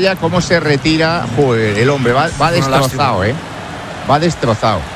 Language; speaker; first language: Spanish; native; Spanish